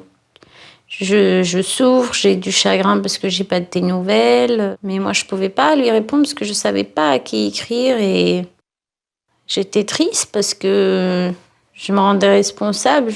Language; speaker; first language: French; early bilingual, other home language; Tachelhit